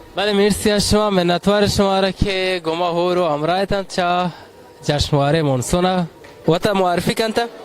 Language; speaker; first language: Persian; non-native, local second language; Baluchi